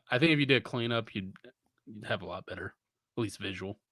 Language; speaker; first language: English; native; English